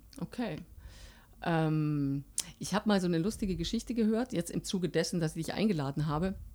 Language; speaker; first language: German; native; German